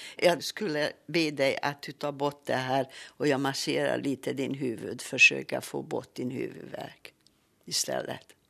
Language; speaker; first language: Swedish; native; Swedish